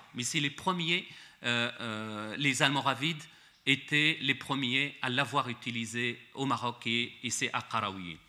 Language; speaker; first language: French; non-native, local second language; Arabic